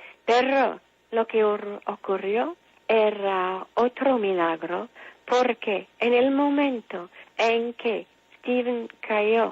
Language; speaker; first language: Spanish; non-native, fluent; English